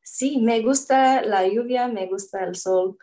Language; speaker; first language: Spanish; non-native, learner; English